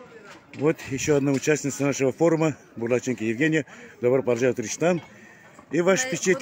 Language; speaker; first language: Russian; non-native, local second language; Uzbek